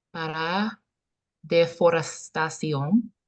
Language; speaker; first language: Spanish; non-native, learner; English